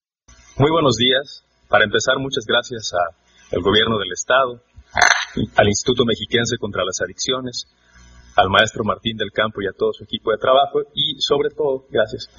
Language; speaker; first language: Spanish; native; Spanish